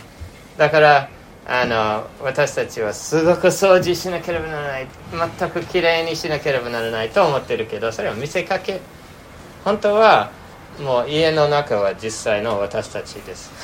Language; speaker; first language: Japanese; non-native, fluent; English